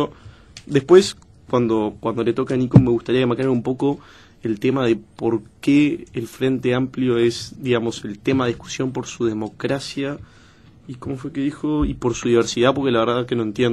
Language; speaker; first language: Spanish; native; Spanish